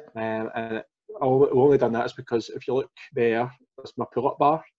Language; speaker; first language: English; native; English